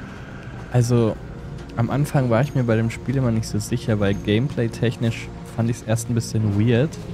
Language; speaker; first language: German; native; German